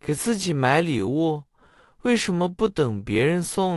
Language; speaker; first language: Chinese; non-native, fluent; English